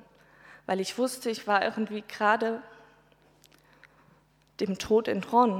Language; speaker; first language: German; native; German